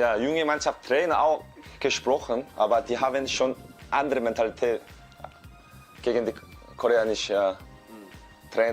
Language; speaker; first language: German; non-native, learner; Korean